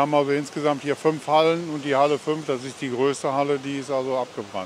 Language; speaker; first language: German; native; German